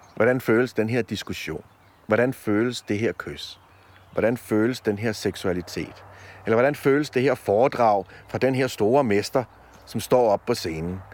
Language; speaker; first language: Danish; early bilingual, other home language; Polish